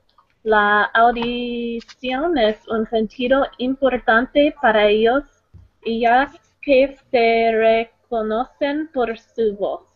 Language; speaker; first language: Spanish; non-native, learner; English